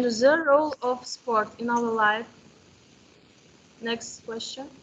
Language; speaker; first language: English; non-native, learner; Kazakh